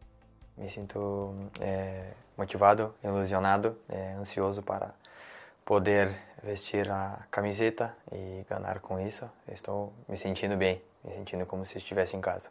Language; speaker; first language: Spanish; non-native, learner; Portuguese